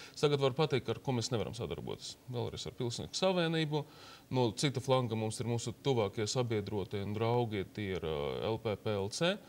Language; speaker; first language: Latvian; non-native, local second language; Russian